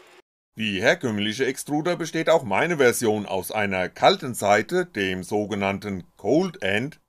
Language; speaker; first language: German; native; German